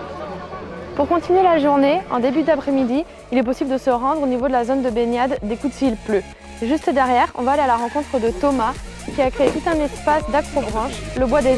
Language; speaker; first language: French; native; French